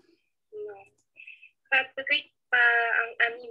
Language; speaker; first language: French; non-native, learner; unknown